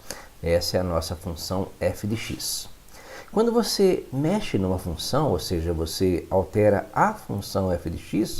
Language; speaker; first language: Portuguese; native; Portuguese